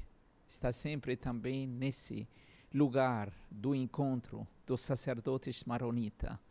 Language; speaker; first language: Portuguese; non-native, fluent; Arabic